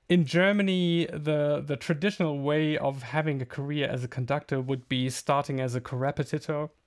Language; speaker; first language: English; non-native, fluent; German